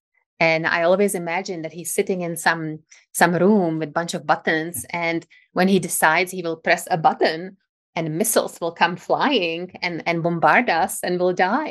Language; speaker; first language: English; non-native, fluent; Czech